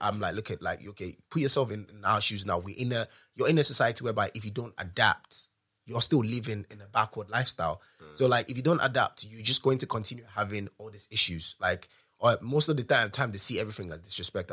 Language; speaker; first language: English; non-native, local second language; Yoruba